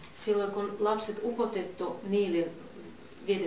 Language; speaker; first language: Finnish; non-native, fluent; Russian